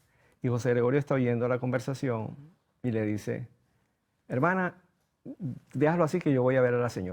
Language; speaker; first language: Spanish; native; Spanish